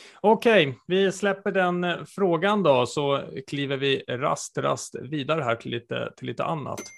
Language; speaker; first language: Swedish; native; Swedish